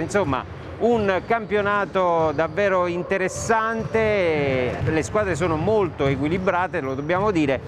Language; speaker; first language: Italian; native; Italian